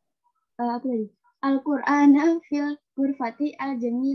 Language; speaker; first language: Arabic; non-native, learner; Indonesian